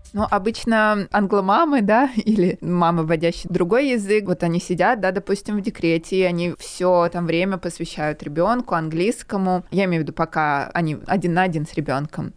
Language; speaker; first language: Russian; native; Russian